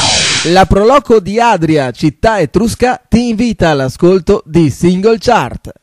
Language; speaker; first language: Italian; native; Italian